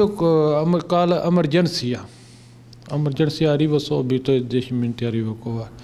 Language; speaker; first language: Italian; non-native, learner; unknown